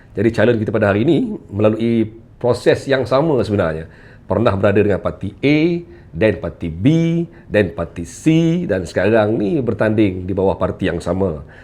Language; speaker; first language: Malay; native; Malay